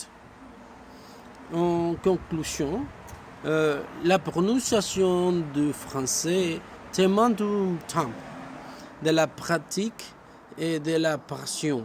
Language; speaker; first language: French; non-native, learner; Spanish